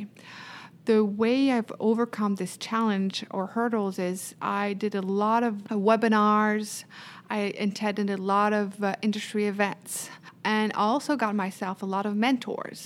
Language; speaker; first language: English; non-native, fluent; French